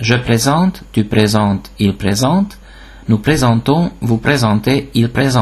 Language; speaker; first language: French; non-native, fluent; Hungarian